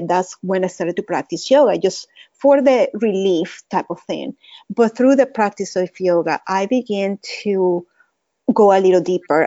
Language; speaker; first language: English; non-native, fluent; Spanish